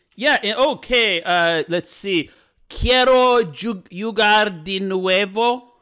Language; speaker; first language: Spanish; non-native, learner; English